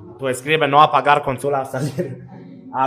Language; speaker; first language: Spanish; non-native, learner; Hebrew